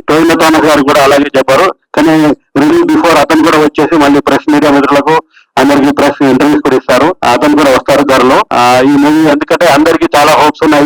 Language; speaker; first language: Telugu; native; Telugu